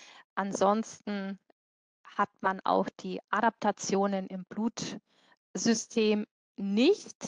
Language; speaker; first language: German; native; German